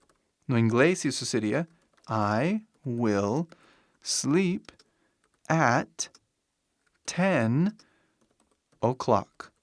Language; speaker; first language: Portuguese; non-native, fluent; English